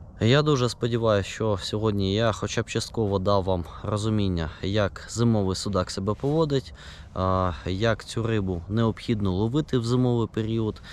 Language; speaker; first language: Ukrainian; non-native, local second language; Russian